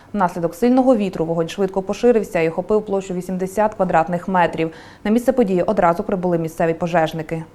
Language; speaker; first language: Ukrainian; native; Ukrainian